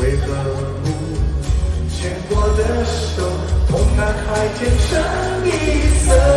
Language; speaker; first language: Chinese; native; Chinese